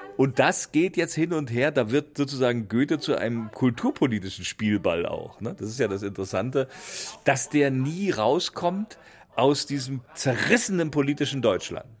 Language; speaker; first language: German; native; German